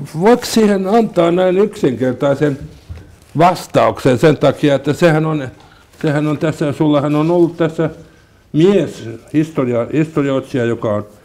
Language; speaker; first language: Finnish; non-native, local second language; Swedish